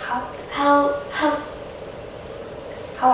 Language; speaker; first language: English; non-native, fluent; Korean